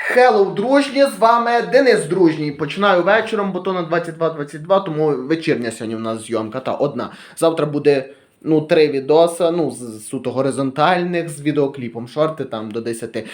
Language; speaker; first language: Ukrainian; native; Ukrainian